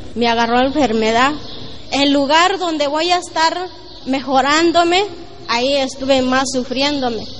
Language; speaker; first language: Spanish; non-native, local second language; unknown